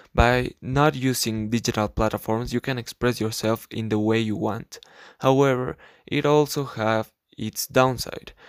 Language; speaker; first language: English; non-native, learner; Spanish